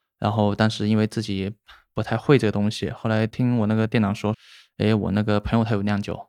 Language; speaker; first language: Chinese; native; Chinese